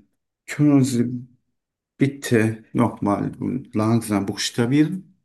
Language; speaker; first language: German; non-native, learner; Turkish